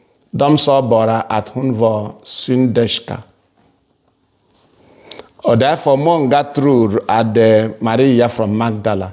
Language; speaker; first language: Swedish; non-native, fluent; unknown